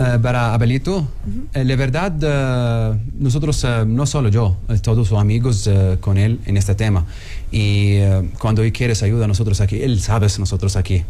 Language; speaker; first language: Spanish; non-native, learner; Arabic